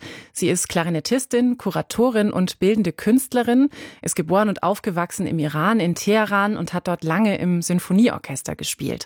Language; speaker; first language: German; native; German